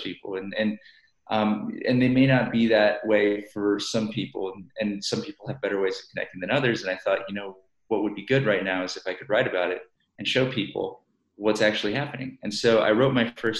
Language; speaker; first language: English; native; English